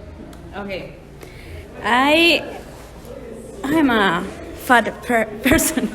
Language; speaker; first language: English; non-native, learner; Spanish